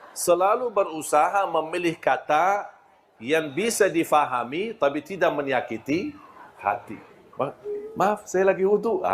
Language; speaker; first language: Malay; non-native, fluent; Arabic